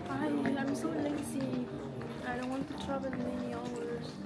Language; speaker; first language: English; non-native, learner; Spanish